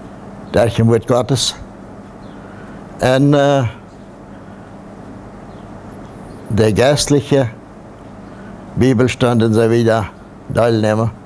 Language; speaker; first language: German; non-native, local second language; Plautdietsch